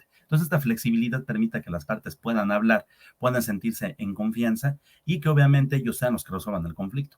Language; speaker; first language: Spanish; native; Spanish